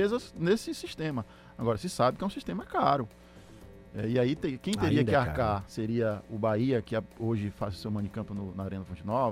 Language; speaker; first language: Portuguese; native; Portuguese